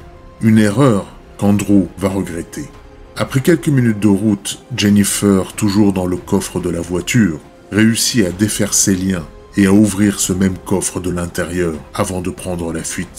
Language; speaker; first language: French; native; French